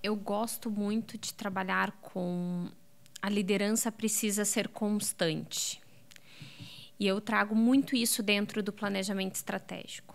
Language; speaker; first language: Portuguese; native; Portuguese